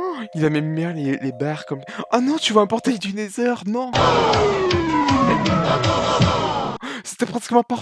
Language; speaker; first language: French; native; French